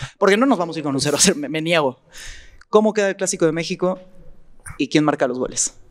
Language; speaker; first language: Spanish; native; Spanish